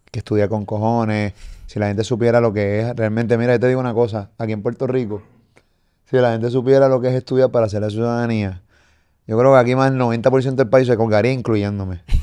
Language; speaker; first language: Spanish; native; Spanish